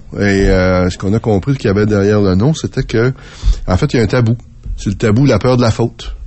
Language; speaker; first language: French; native; French